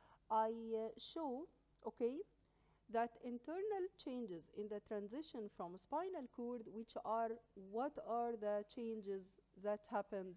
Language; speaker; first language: English; non-native, local second language; Arabic